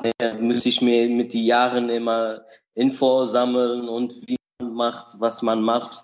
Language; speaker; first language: German; non-native, learner; Portuguese